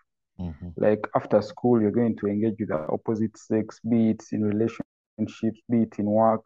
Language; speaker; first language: English; non-native, local second language; Ganda